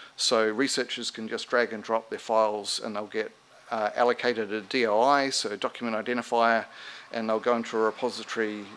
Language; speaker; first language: English; native; English